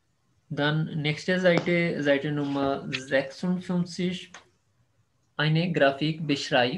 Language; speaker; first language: German; non-native, fluent; Urdu